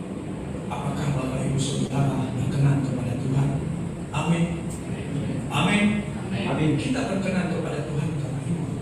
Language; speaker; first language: Indonesian; native; Indonesian